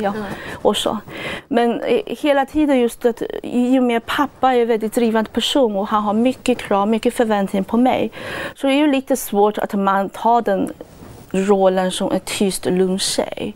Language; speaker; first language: Swedish; non-native, fluent; Chinese